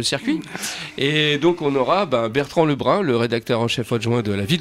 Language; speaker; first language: French; native; French